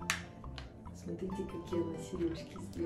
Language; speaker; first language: Russian; native; Russian